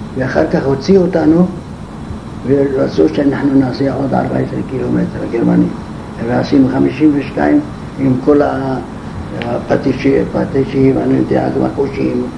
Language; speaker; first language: Hebrew; non-native, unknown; Arabic